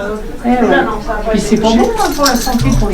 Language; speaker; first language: French; native; French